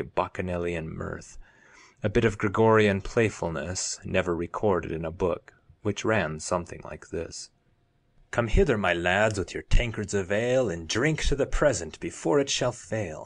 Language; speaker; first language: English; native; English